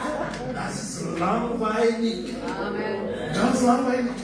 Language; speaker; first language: German; non-native, learner; French